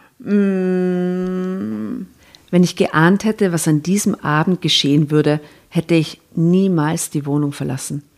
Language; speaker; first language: German; early bilingual, other home language; Serbian